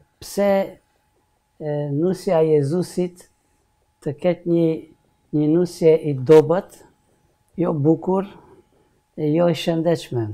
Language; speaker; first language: Albanian; non-native, learner; Hungarian